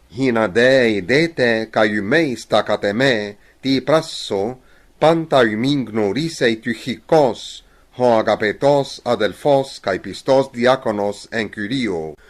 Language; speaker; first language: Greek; non-native, learner; English